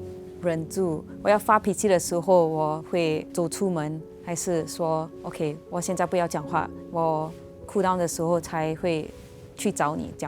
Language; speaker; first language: Chinese; non-native, local second language; English